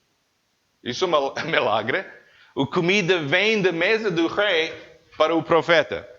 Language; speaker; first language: Portuguese; non-native, learner; English